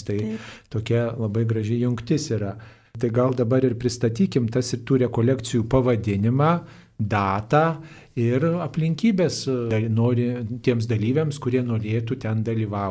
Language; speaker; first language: Lithuanian; native; Lithuanian